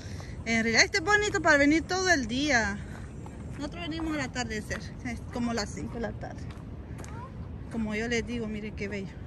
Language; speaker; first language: Spanish; native; Spanish